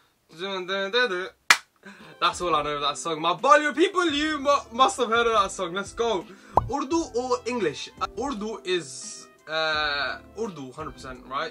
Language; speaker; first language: English; early bilingual, other home language; Hindi